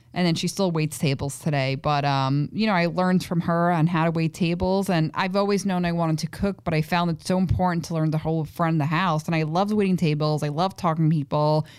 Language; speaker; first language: English; native; English